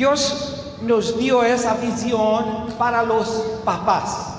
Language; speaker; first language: Spanish; non-native, learner; Romanian